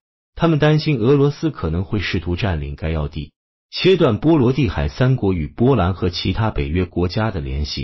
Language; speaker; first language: Chinese; native; Chinese